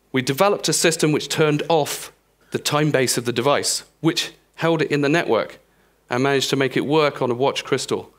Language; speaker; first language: English; native; English